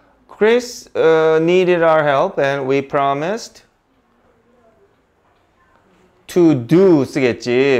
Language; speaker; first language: English; non-native, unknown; Korean